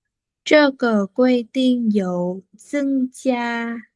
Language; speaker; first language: Chinese; non-native, learner; Vietnamese